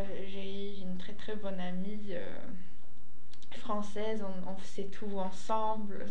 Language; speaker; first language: French; non-native, fluent; Swedish